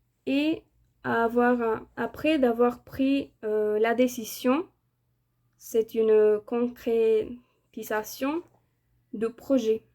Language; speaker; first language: French; non-native, fluent; Spanish